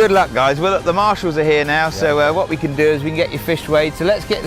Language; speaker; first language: English; native; English